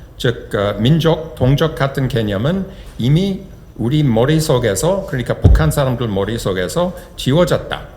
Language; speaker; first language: Korean; non-native, fluent; English